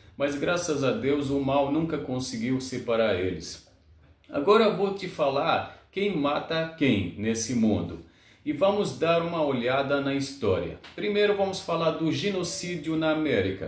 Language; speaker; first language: Portuguese; non-native, learner; Arabic